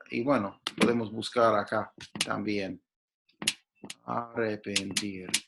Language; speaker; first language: Spanish; non-native, fluent; English